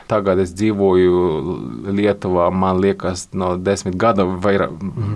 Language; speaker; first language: Latvian; non-native, learner; Swedish